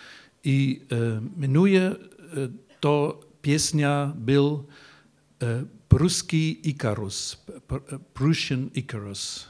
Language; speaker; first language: Czech; non-native, learner; Dutch